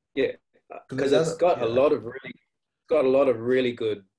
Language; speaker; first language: English; native; English